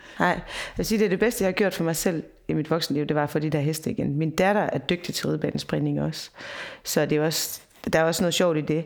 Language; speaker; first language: Danish; native; Danish